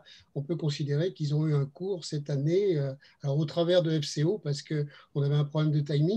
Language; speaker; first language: French; native; French